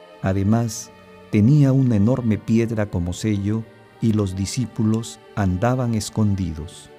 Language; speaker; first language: Spanish; native; Spanish